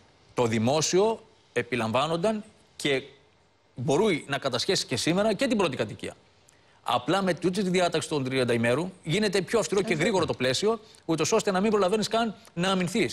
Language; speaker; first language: Greek; native; Greek